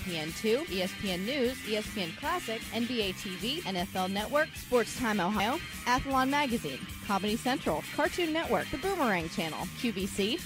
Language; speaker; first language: English; native; English